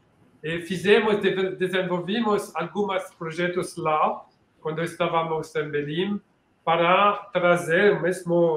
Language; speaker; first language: Portuguese; non-native, learner; French